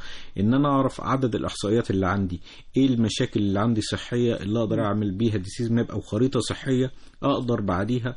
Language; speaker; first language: Arabic; native; Arabic